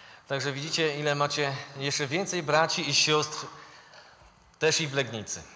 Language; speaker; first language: Polish; native; Polish